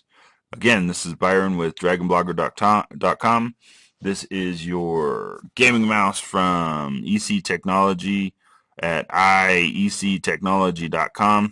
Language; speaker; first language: English; native; English